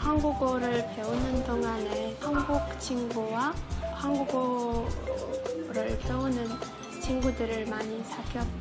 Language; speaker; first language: Korean; non-native, learner; Uzbek